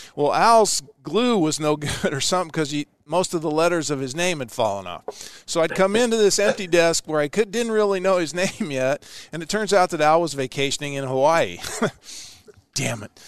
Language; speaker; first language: English; native; English